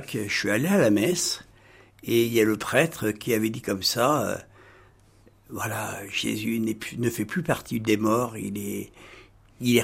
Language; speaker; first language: French; native; French